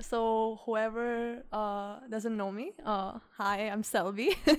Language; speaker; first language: English; early bilingual, other home language; Russian